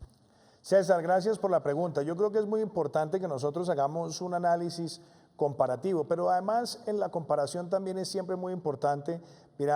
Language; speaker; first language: Spanish; native; Spanish